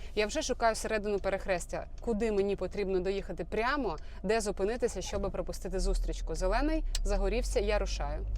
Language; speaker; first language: Ukrainian; non-native, local second language; Russian